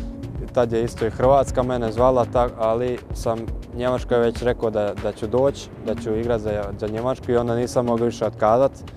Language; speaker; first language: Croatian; early bilingual, heritage; Croatian